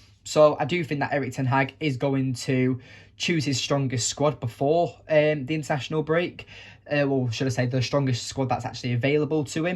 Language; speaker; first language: English; native; English